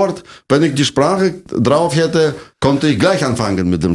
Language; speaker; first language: German; non-native, fluent; Russian